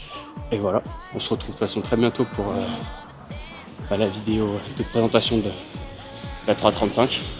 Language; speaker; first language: French; native; French